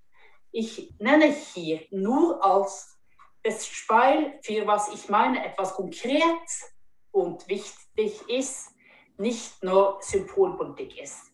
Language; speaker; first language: German; non-native, fluent; Norwegian